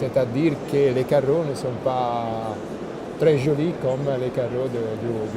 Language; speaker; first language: French; non-native, fluent; Italian